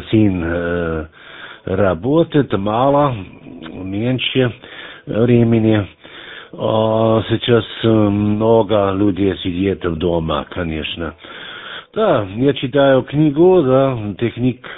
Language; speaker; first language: Russian; non-native, learner; German